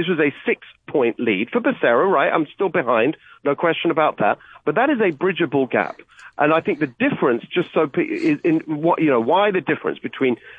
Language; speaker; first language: English; native; English